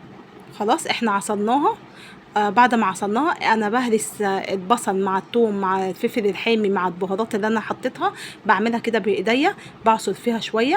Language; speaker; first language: Arabic; native; Arabic